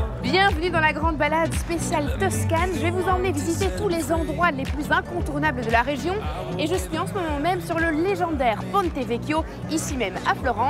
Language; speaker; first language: French; native; French